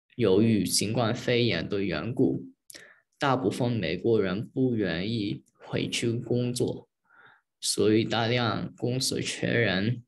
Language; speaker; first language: Chinese; early bilingual, heritage; Chinese